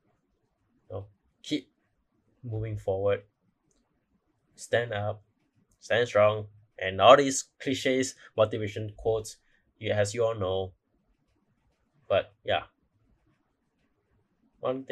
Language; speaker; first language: English; non-native, local second language; Chinese